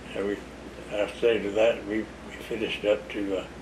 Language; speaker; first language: English; native; English